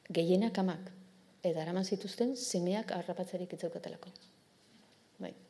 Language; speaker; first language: Basque; native; Basque